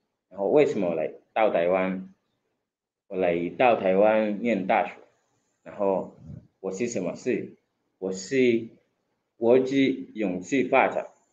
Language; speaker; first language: Chinese; non-native, learner; Swahili